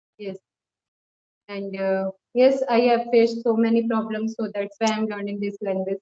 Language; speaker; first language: English; non-native, local second language; Hindi